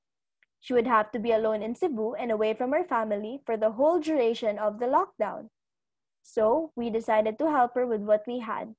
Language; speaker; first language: English; non-native, local second language; Cebuano